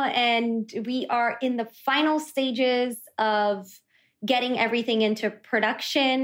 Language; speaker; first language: English; early bilingual, other home language; Kannada